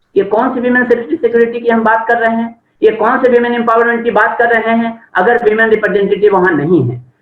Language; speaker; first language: Hindi; native; Hindi